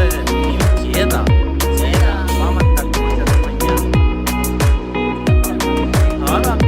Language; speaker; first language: Chinese; non-native, learner; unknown